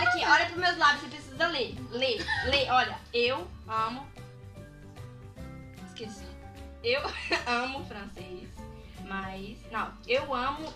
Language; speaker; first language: Portuguese; early bilingual, heritage; Portuguese